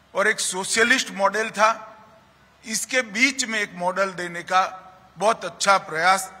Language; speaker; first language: Hindi; non-native, local second language; Gujarati